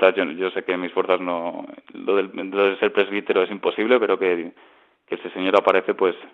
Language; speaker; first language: Spanish; native; Spanish